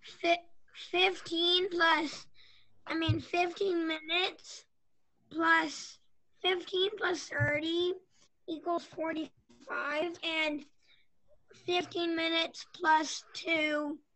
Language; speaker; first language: English; native; English